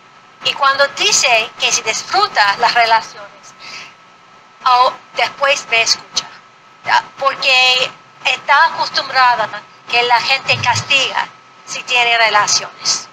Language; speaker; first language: Spanish; non-native, fluent; English